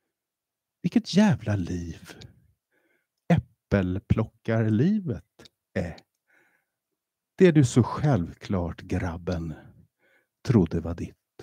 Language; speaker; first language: Swedish; native; Swedish